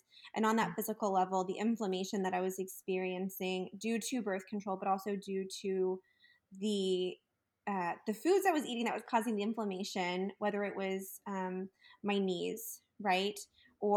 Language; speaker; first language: English; native; English